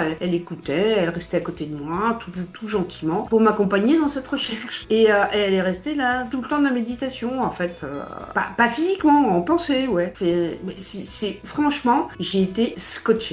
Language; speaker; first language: French; native; French